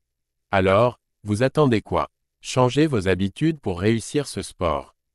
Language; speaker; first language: French; native; French